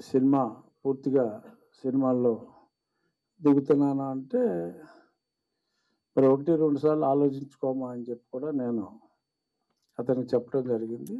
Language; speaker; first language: Telugu; native; Telugu